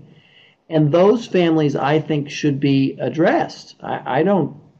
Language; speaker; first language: English; native; English